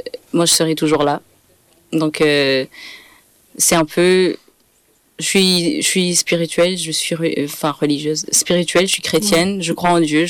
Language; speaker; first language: French; non-native, local second language; Rundi